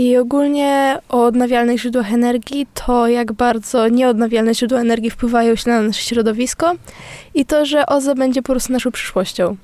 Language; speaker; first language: Polish; native; Polish